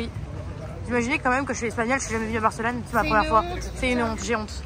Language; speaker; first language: French; native; French